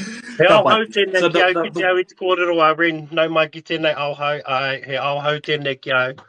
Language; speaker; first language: Māori; non-native, local second language; English